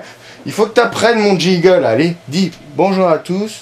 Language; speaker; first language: French; native; French